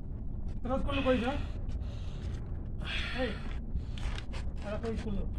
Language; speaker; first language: Arabic; non-native, learner; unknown